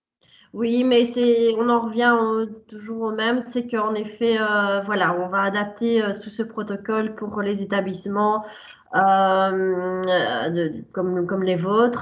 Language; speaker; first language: French; native; French